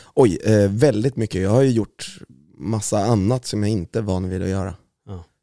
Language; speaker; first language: Swedish; native; Swedish